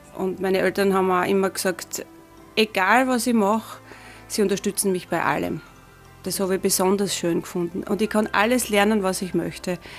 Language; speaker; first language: German; native; German